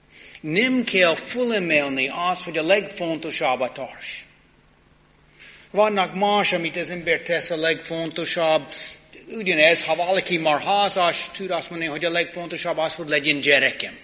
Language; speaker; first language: Hungarian; non-native, learner; English